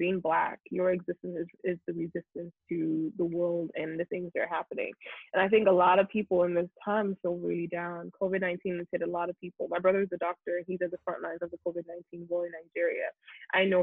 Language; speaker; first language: English; non-native, local second language; Yoruba